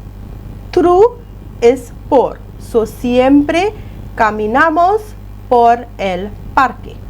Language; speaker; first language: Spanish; non-native, fluent; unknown